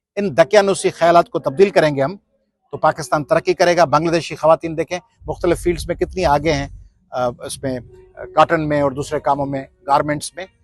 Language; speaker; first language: Urdu; non-native, local second language; Sindhi